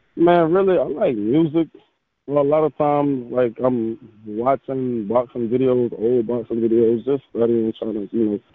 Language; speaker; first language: English; native; English